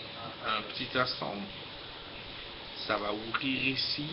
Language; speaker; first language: French; non-native, fluent; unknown